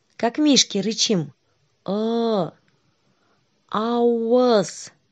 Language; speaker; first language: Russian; non-native, local second language; Kazakh